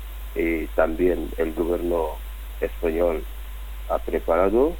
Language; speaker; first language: Spanish; non-native, learner; Wolof